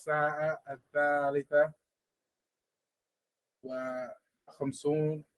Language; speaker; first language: Arabic; non-native, learner; English